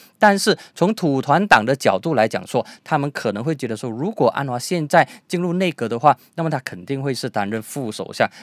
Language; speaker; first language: Chinese; native; Chinese